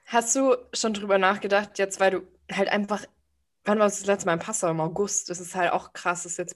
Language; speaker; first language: German; native; German